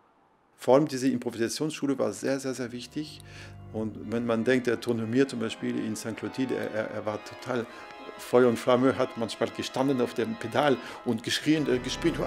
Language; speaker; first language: German; non-native, fluent; French